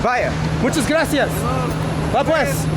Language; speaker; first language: Spanish; non-native, learner; English